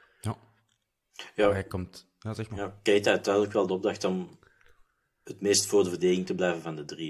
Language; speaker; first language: Dutch; native; Dutch